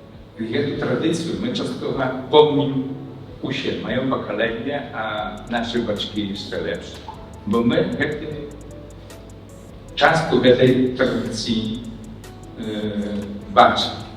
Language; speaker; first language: Polish; non-native, learner; Belarusian